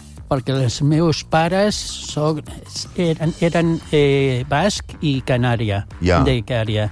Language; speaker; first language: Catalan; non-native, local second language; Spanish